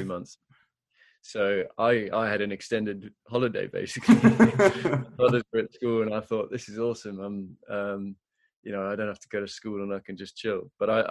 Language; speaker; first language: English; native; English